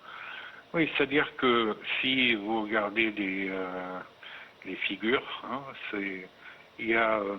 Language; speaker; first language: French; non-native, fluent; Arabic